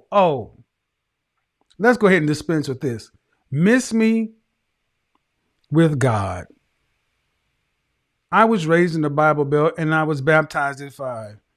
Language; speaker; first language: English; native; English